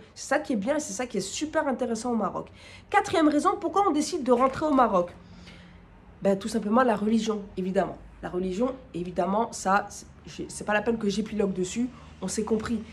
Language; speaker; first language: French; native; French